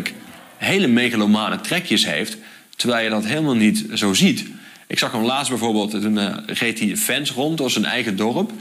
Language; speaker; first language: Dutch; native; Dutch